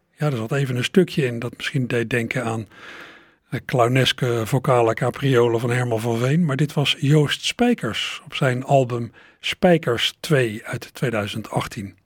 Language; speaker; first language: Dutch; native; Dutch